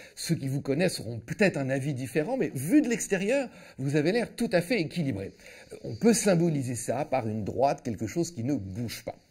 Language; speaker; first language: French; native; French